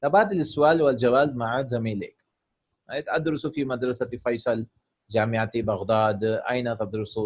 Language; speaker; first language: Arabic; non-native, fluent; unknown